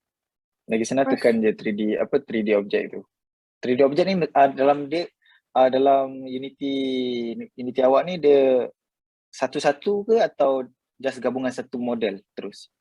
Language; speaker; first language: Malay; native; Malay